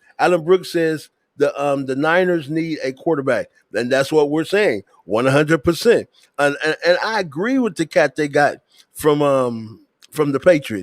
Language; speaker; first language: English; native; English